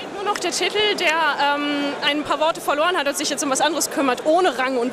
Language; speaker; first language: German; native; German